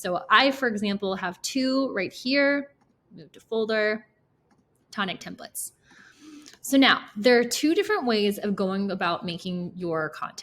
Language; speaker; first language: English; native; English